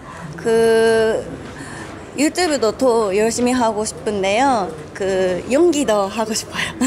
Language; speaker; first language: Korean; non-native, fluent; Japanese